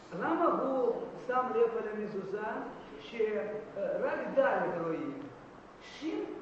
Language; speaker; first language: Hebrew; non-native, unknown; Russian